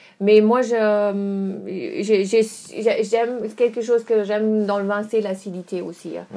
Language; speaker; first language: French; non-native, fluent; German